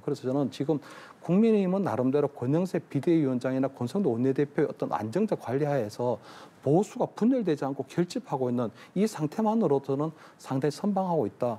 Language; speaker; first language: Korean; native; Korean